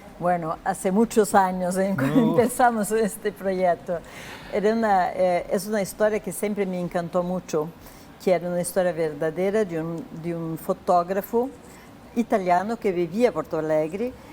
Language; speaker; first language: Spanish; non-native, fluent; Portuguese